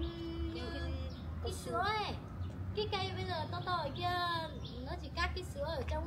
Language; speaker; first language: Vietnamese; non-native, local second language; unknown